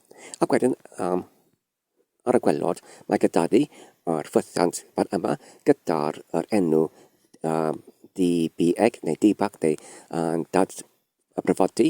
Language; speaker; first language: Welsh; non-native, learner; English